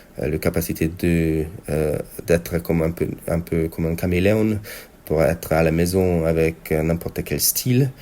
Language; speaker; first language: French; non-native, fluent; Hungarian